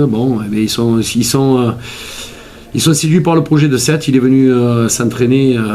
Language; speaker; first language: French; native; French